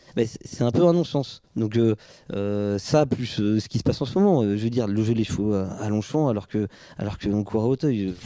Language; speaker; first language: French; native; French